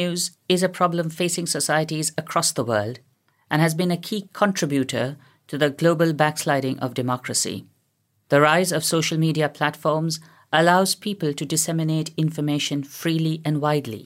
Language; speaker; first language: English; non-native, local second language; Hindi